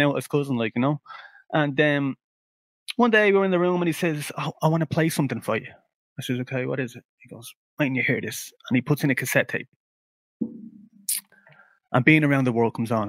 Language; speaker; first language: English; native; English